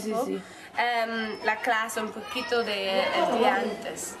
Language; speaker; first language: Spanish; non-native, fluent; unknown